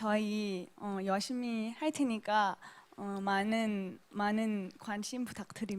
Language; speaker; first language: Korean; non-native, local second language; Thai